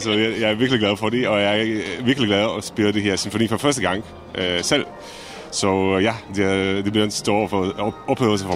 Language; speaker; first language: Danish; non-native, fluent; Czech